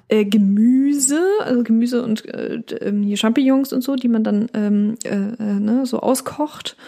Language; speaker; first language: German; native; German